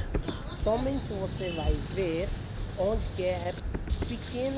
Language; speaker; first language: Portuguese; non-native, learner; Hindi